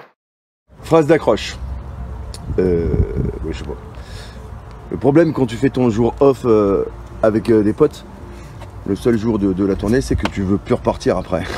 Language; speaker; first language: French; native; French